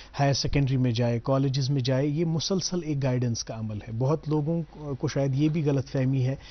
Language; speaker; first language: Hindi; non-native, local second language; Kashmiri